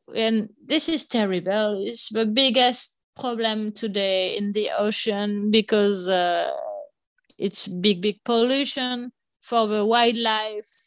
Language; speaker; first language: English; non-native, fluent; French